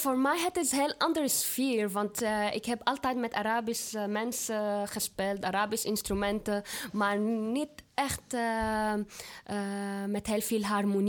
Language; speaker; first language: Dutch; non-native, fluent; Arabic